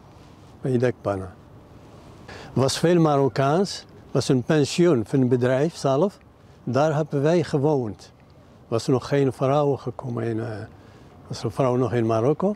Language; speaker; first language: Dutch; non-native, learner; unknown